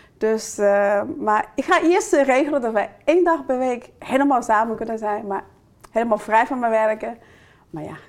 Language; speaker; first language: Dutch; non-native, fluent; Chinese